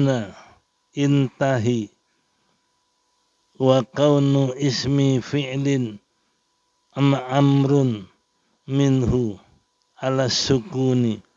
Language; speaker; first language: Arabic; non-native, fluent; Indonesian